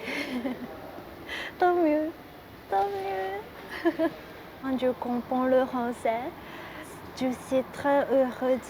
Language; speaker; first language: French; non-native, learner; Japanese